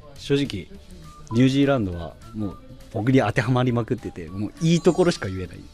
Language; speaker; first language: Japanese; native; Japanese